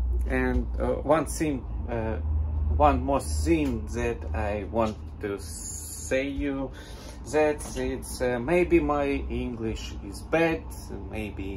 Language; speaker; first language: English; non-native, learner; Russian